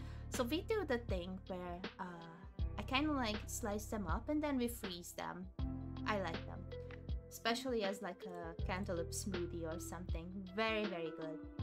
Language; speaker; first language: English; non-native, fluent; Hungarian